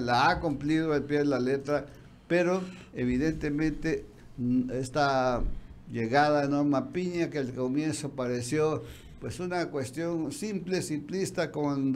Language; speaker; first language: Spanish; native; Spanish